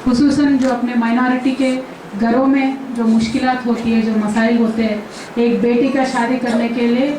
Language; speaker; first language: Hindi; non-native, local second language; Telugu